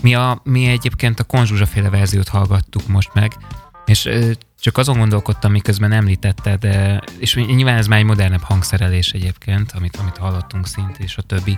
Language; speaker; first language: Hungarian; native; Hungarian